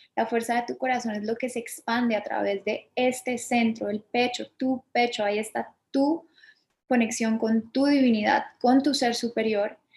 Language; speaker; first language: Spanish; early bilingual, other home language; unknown